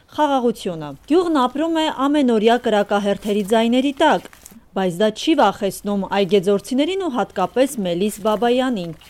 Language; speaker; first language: Armenian; native; Armenian